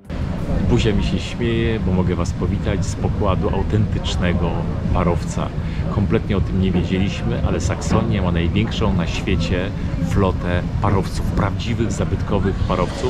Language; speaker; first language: Polish; native; Polish